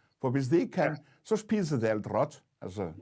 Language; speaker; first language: Danish; non-native, fluent; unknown